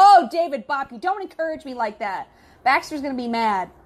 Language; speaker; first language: English; native; English